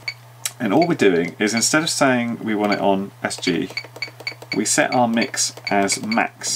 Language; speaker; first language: English; native; English